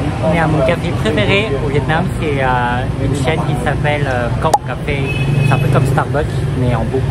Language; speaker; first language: French; early bilingual, other home language; Vietnamese